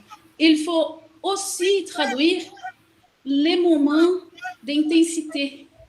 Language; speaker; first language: French; non-native, learner; Portuguese